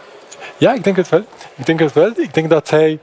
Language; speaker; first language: Dutch; non-native, fluent; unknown